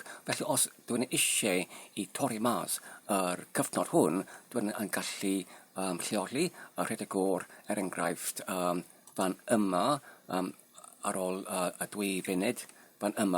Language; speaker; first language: Welsh; non-native, learner; Polish